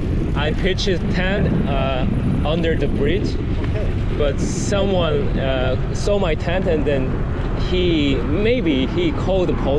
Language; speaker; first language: English; non-native, learner; Korean